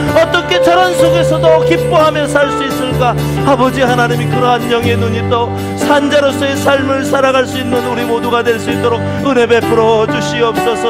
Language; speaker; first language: Korean; native; Korean